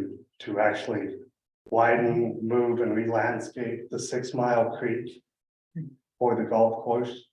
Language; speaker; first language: English; native; English